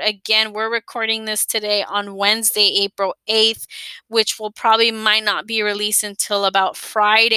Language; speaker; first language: English; early bilingual, other home language; Spanish